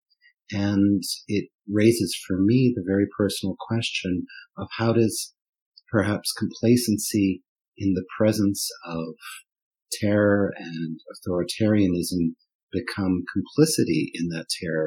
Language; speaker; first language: English; non-native, fluent; German